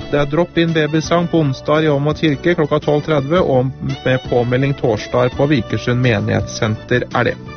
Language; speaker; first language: Norwegian; native; Norwegian